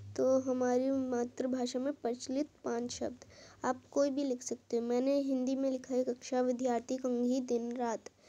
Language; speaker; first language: Hindi; native; Hindi